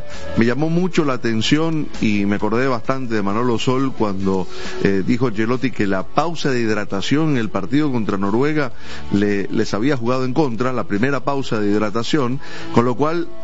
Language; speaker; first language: Spanish; native; Spanish